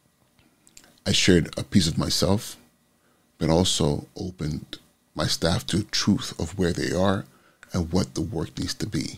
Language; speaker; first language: English; native; English